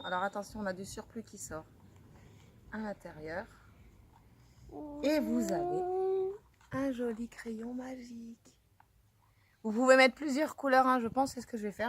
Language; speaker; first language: French; native; French